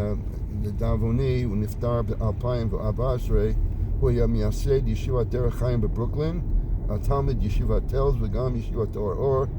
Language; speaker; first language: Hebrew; non-native, fluent; English